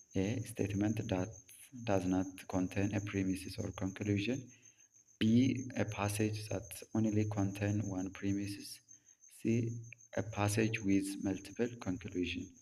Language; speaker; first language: English; non-native, local second language; Amharic